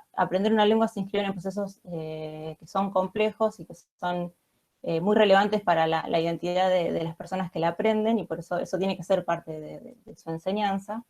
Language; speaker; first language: Spanish; native; Spanish